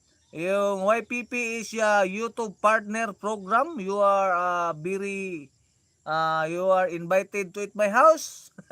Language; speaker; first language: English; non-native, learner; Cebuano